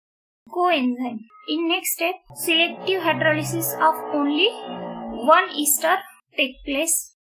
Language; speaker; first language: English; non-native, local second language; Marathi